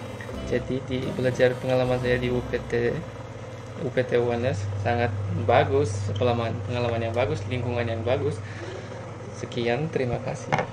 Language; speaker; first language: Indonesian; non-native, learner; Turkmen